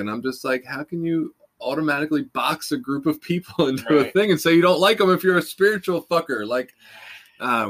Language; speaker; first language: English; native; English